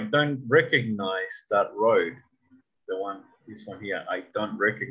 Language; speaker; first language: English; non-native, learner; Spanish